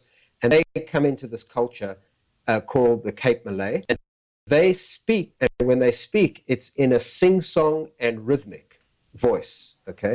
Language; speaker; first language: English; native; English